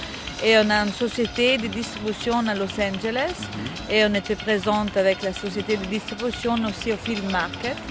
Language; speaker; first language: French; non-native, fluent; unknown